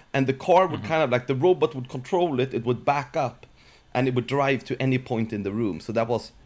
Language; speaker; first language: English; non-native, fluent; Swedish